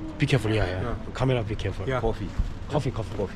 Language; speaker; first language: English; non-native, learner; Korean